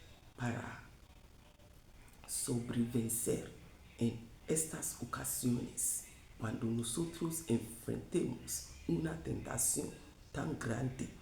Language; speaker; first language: Spanish; non-native, fluent; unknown